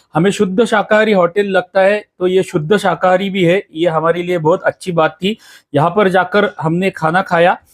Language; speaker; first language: Hindi; non-native, local second language; Marathi